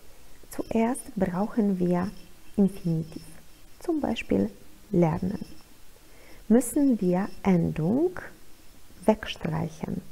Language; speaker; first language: German; non-native, fluent; Polish